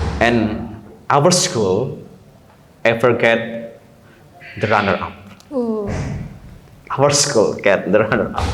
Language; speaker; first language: English; non-native, learner; Indonesian